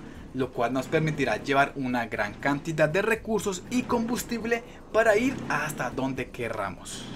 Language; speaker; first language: Spanish; native; Spanish